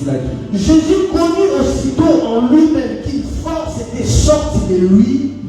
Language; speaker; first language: French; non-native, local second language; Lingala